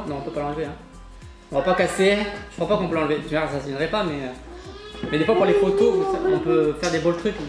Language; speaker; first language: French; native; French